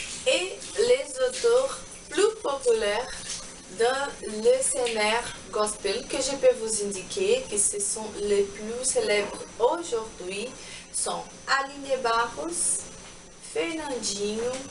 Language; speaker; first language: French; non-native, learner; Portuguese